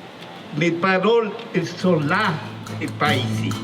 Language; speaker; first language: French; non-native, fluent; Spanish